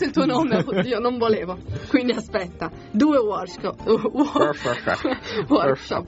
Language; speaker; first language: Italian; native; Italian